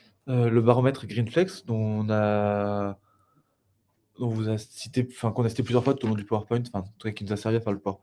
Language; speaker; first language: French; native; French